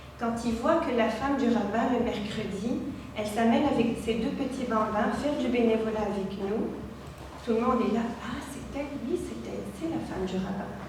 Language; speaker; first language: French; non-native, local second language; Arabic